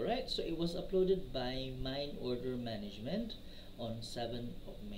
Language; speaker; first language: English; non-native, local second language; Malay